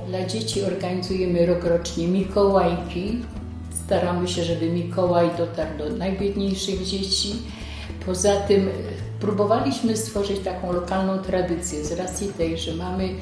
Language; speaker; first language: Polish; native; Polish